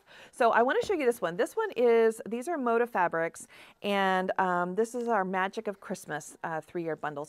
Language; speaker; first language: English; native; English